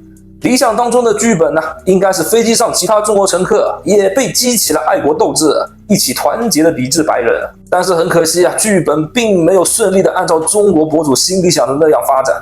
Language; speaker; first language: Chinese; native; Chinese